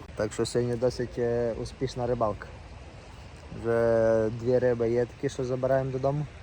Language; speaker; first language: Ukrainian; native; Ukrainian